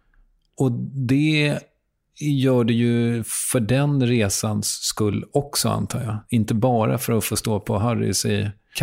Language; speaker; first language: Swedish; native; Swedish